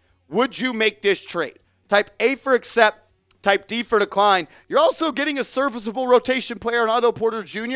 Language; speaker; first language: English; native; English